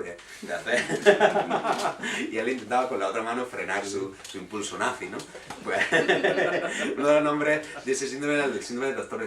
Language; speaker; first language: Spanish; native; Spanish